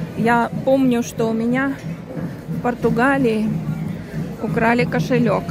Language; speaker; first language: Russian; native; Russian